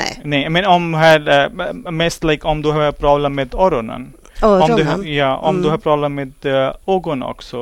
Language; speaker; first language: Swedish; non-native, learner; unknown